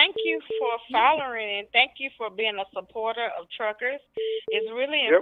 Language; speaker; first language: English; native; English